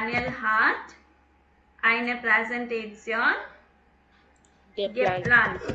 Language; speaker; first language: German; non-native, fluent; Tamil